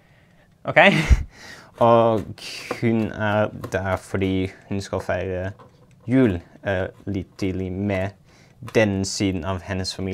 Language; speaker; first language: Norwegian; non-native, learner; Dutch